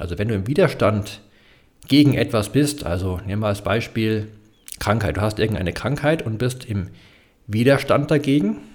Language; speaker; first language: German; native; German